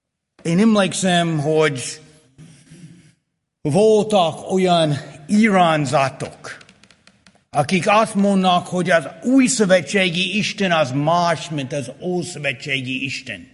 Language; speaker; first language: Hungarian; early bilingual, heritage; Hungarian